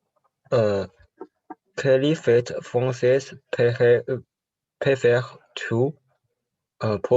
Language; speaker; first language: French; non-native, learner; Chinese